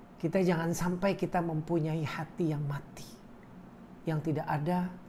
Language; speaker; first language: Indonesian; native; Indonesian